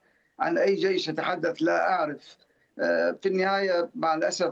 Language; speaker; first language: Arabic; non-native, fluent; Persian